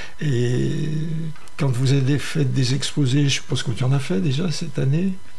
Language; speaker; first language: French; native; French